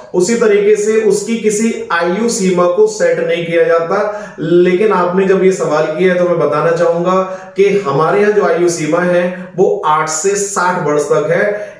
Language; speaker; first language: Hindi; native; Hindi